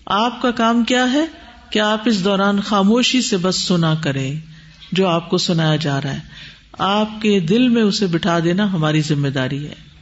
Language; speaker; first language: Urdu; native; Urdu